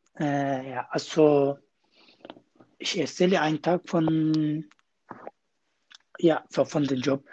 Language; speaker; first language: German; non-native, learner; Kurdish